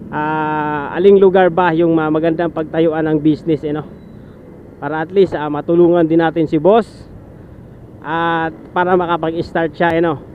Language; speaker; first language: Filipino; non-native, local second language; Cebuano